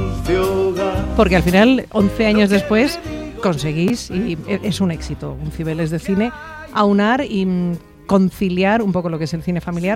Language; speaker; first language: Spanish; native; Spanish